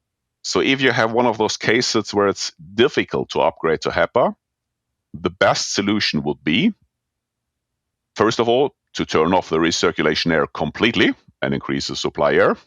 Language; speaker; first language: English; non-native, fluent; German